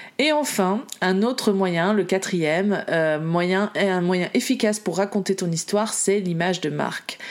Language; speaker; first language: French; native; French